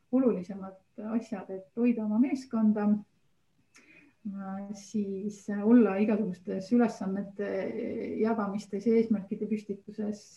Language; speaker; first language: Estonian; native; Estonian